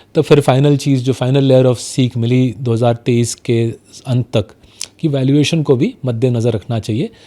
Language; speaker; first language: Hindi; non-native, local second language; Bangla